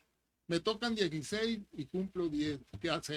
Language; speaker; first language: Spanish; native; Spanish